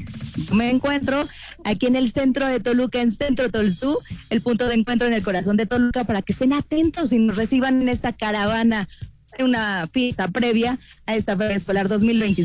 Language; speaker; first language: Spanish; native; Spanish